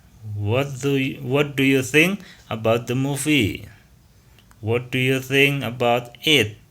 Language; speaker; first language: English; non-native, fluent; Indonesian